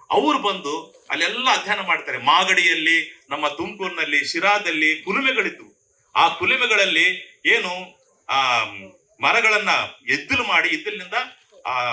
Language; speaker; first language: Kannada; native; Kannada